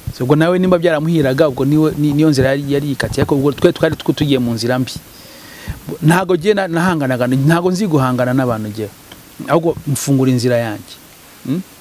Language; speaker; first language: Kinyarwanda; early bilingual, heritage; Kinyarwanda